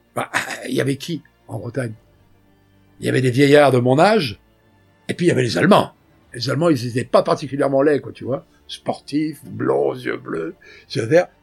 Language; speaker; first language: French; native; French